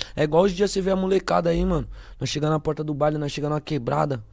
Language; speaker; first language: Portuguese; native; Portuguese